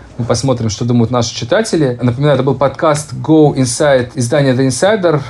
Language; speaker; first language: Russian; native; Russian